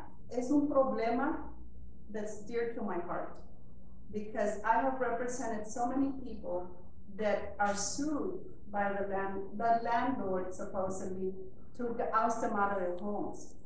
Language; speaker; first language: English; early bilingual, other home language; Spanish